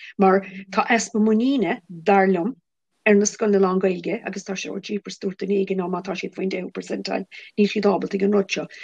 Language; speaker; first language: Irish; non-native, local second language; English